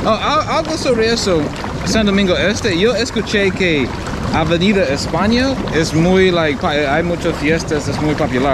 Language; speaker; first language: Spanish; non-native, learner; English